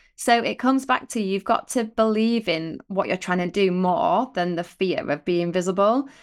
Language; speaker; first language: English; native; English